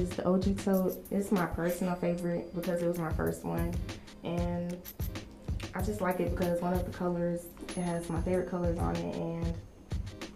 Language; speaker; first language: English; native; English